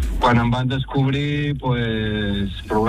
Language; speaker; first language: Catalan; early bilingual, other home language; Arabic